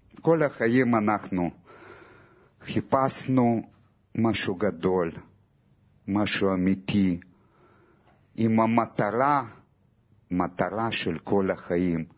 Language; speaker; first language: Hebrew; non-native, fluent; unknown